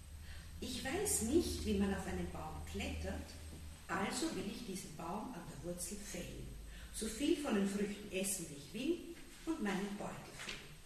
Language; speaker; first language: German; native; German